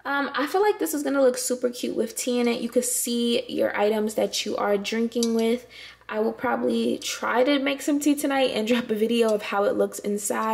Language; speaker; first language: English; native; English